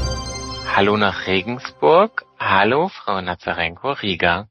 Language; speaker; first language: German; native; German